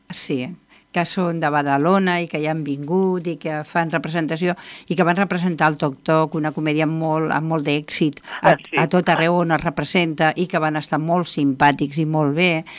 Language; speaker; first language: Catalan; native; Catalan